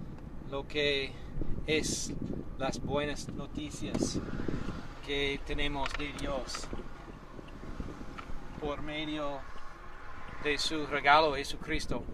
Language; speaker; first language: Spanish; non-native, learner; English